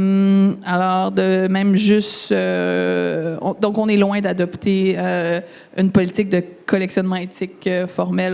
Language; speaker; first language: French; native; French